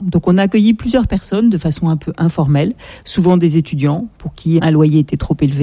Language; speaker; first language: French; native; French